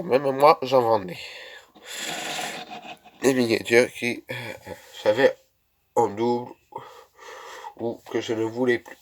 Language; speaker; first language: French; native; French